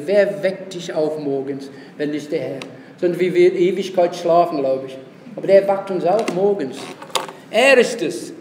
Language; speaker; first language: German; non-native, fluent; English